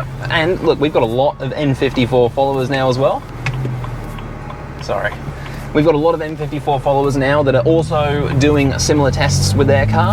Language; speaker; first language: English; native; English